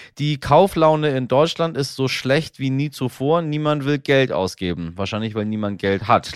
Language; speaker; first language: German; native; German